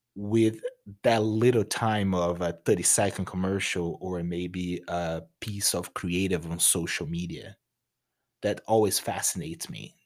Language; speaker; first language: English; non-native, fluent; Portuguese